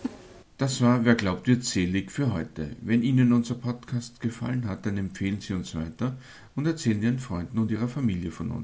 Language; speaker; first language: German; native; German